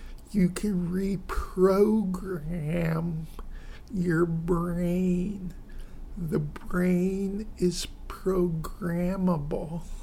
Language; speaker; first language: English; native; English